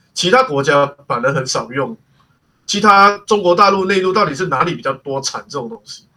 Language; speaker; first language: Chinese; native; Chinese